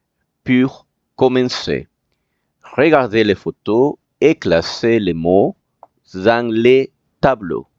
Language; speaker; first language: French; non-native, fluent; Spanish